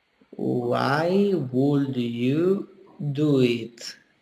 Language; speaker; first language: English; non-native, learner; Italian